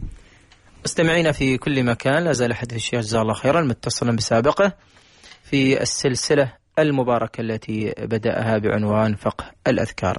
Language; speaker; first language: Arabic; native; Arabic